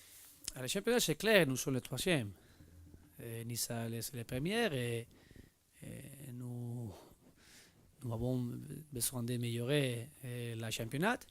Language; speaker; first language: French; non-native, learner; Spanish